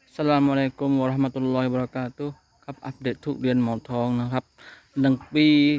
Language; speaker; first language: Thai; non-native, local second language; Malay